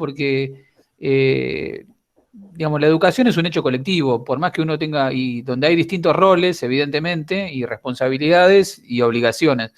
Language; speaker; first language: Spanish; native; Spanish